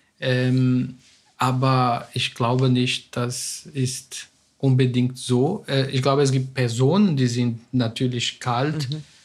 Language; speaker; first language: German; non-native, fluent; Spanish